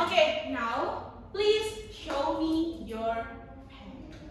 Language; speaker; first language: English; non-native, learner; Indonesian